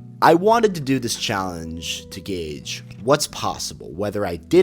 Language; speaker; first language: English; native; English